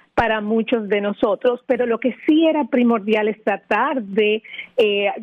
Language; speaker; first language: Spanish; native; Spanish